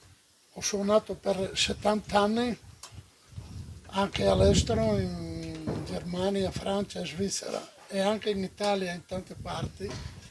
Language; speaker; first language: Italian; non-native, local second language; Friulian